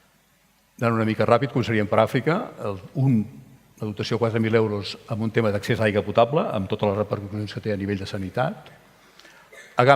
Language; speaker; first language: Catalan; native; Catalan